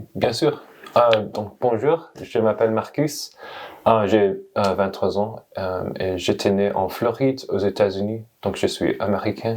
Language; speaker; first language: French; non-native, learner; English